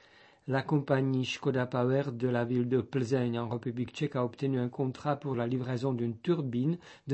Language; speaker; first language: French; native; French